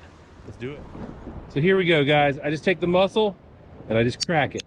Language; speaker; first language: English; native; English